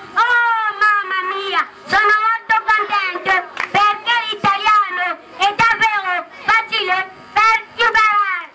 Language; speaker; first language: Italian; non-native, learner; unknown